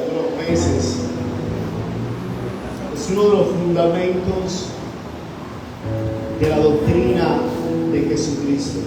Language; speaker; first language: Spanish; native; Spanish